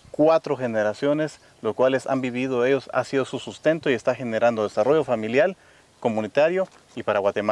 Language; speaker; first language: Spanish; native; Spanish